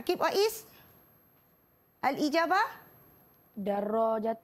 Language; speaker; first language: Arabic; non-native, fluent; Malay